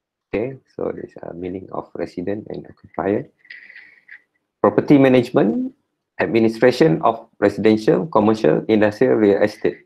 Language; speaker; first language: English; non-native, local second language; Malay